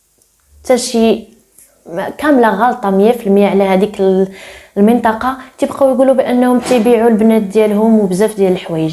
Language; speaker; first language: Arabic; native; Arabic